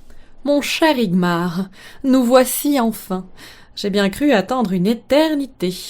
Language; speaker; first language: French; native; French